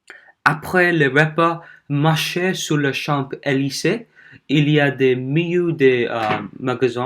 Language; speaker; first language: French; non-native, learner; Korean